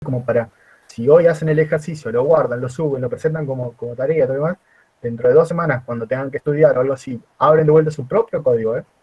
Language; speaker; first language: Spanish; native; Spanish